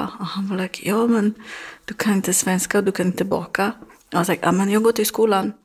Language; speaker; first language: Swedish; non-native, learner; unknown